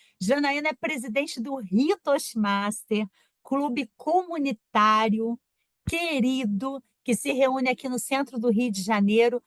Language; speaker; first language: Portuguese; native; Portuguese